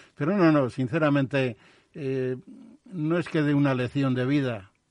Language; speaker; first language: Spanish; native; Spanish